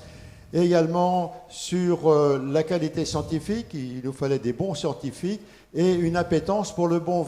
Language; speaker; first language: French; native; French